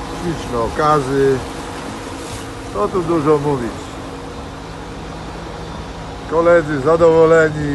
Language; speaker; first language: Polish; native; Polish